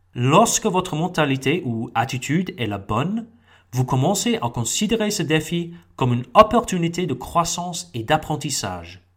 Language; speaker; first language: French; non-native, fluent; English